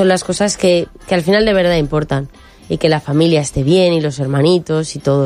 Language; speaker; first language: Spanish; native; Spanish